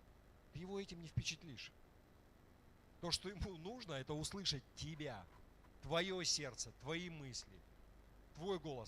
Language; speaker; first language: Russian; native; Russian